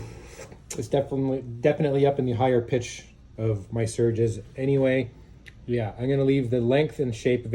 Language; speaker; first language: English; native; English